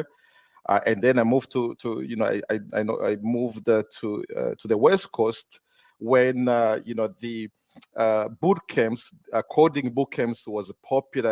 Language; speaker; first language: English; non-native, local second language; Kinyarwanda